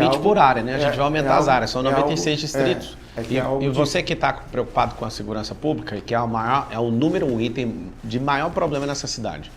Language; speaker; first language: Portuguese; native; Portuguese